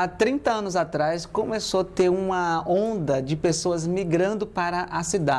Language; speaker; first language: Portuguese; native; Portuguese